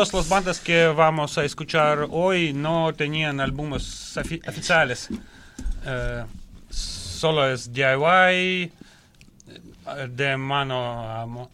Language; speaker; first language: Spanish; non-native, learner; Russian